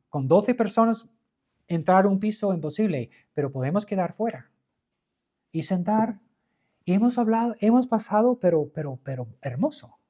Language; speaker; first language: Spanish; non-native, fluent; English